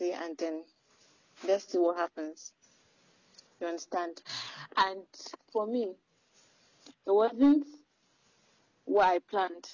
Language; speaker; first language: English; non-native, local second language; Yoruba